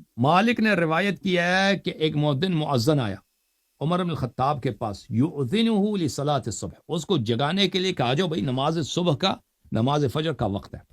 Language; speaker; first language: Urdu; non-native, fluent; Persian